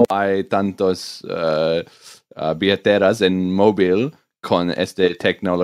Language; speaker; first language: Spanish; non-native, learner; English